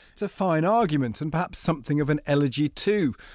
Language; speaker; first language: English; native; English